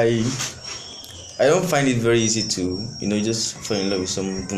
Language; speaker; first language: English; non-native, local second language; Yoruba